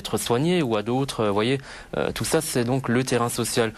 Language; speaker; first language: French; native; French